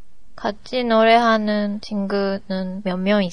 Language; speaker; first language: Korean; non-native, learner; Japanese